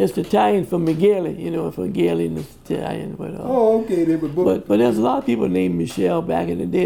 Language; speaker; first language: English; native; English